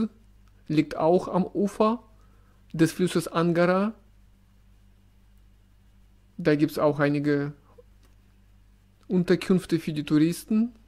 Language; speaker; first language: German; non-native, fluent; Russian